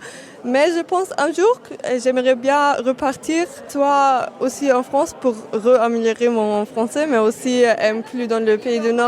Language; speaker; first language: French; non-native, fluent; German